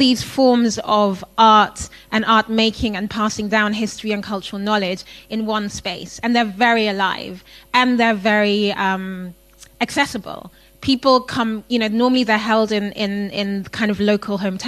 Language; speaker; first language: English; non-native, local second language; Akan